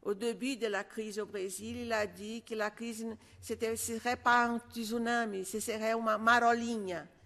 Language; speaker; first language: French; non-native, fluent; Portuguese